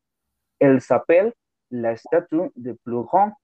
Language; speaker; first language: French; non-native, learner; Spanish